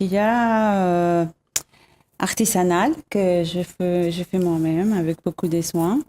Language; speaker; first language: French; non-native, fluent; Spanish